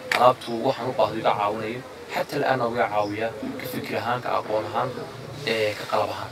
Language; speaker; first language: Somali; native; Somali